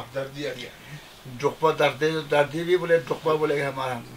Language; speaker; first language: Hindi; native; Hindi